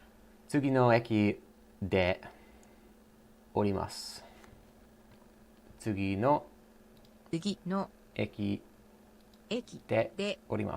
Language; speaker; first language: Japanese; non-native, learner; English